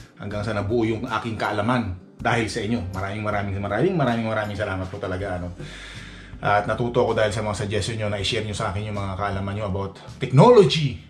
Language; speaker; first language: Filipino; native; Filipino